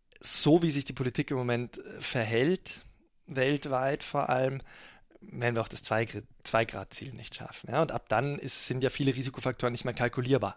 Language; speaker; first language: German; native; German